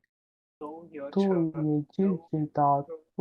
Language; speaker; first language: Chinese; non-native, learner; Bangla